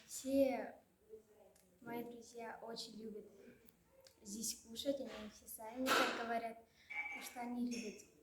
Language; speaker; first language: Russian; non-native, local second language; Yakut